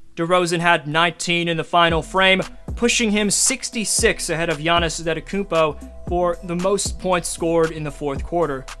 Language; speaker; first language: English; native; English